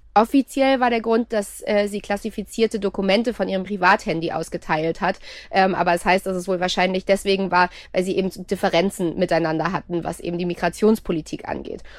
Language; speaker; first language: German; native; German